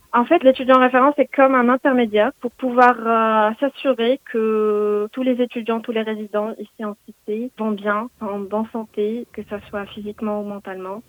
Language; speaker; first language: French; non-native, local second language; Arabic